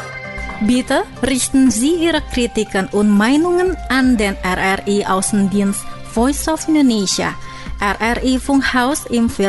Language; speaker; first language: German; non-native, fluent; Indonesian